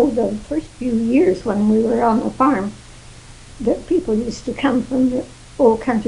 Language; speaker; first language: English; native; English